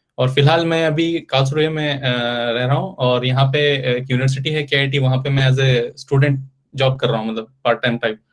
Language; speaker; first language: Hindi; non-native, local second language; Kannada